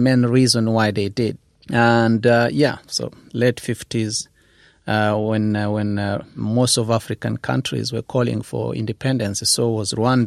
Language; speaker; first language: English; non-native, local second language; Kinyarwanda